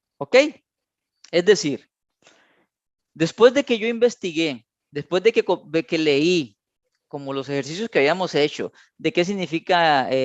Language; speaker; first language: Spanish; native; Spanish